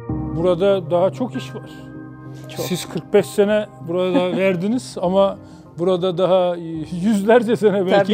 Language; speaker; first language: Turkish; native; Turkish